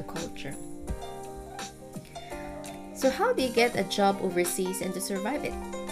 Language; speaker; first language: English; non-native, local second language; Filipino